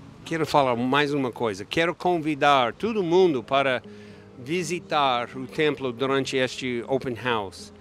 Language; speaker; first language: Portuguese; non-native, fluent; English